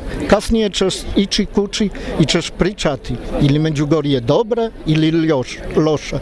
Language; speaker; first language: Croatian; non-native, learner; Polish